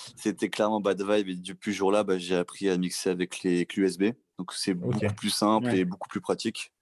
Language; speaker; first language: French; native; French